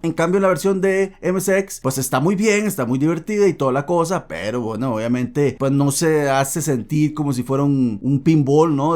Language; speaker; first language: Spanish; native; Spanish